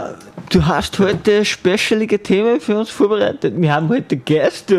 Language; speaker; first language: German; native; German